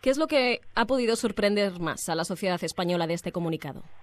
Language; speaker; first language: Spanish; native; Spanish